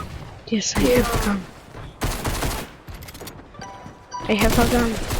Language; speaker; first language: English; non-native, learner; Polish